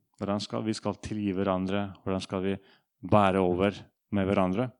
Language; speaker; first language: Norwegian; non-native, fluent; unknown